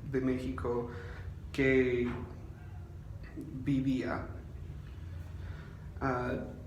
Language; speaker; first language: Spanish; non-native, learner; English